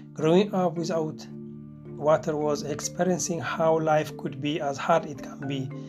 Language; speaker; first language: English; non-native, fluent; Tigrinya